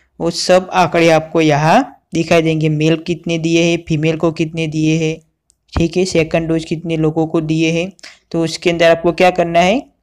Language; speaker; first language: Hindi; non-native, local second language; Gujarati